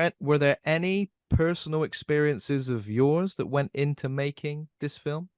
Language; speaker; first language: English; native; English